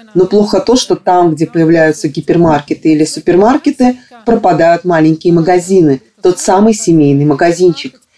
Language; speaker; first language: Russian; non-native, local second language; Latvian